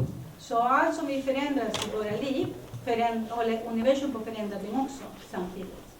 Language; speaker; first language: Swedish; early bilingual, other home language; Spanish